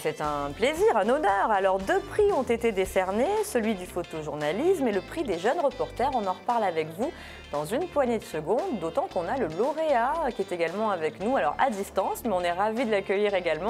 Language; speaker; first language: French; native; French